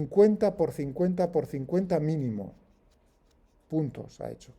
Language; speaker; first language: Spanish; native; Spanish